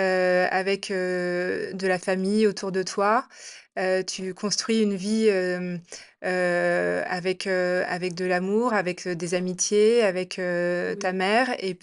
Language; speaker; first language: French; native; French